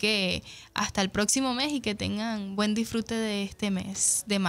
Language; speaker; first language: Spanish; native; Spanish